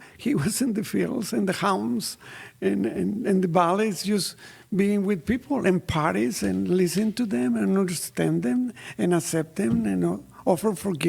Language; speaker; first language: English; non-native, fluent; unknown